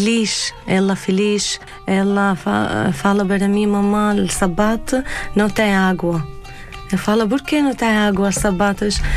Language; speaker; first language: Portuguese; non-native, learner; Arabic